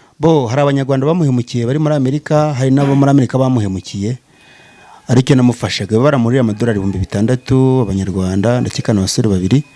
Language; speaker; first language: Kinyarwanda; early bilingual, heritage; Kinyarwanda